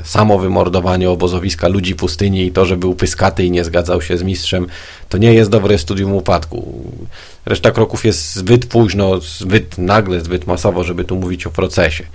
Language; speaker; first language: Polish; native; Polish